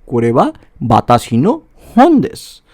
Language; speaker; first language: Japanese; non-native, fluent; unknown